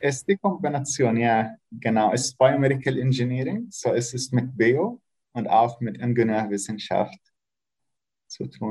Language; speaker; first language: German; non-native, learner; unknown